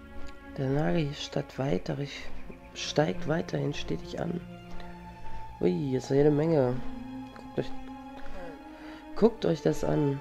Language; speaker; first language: German; native; German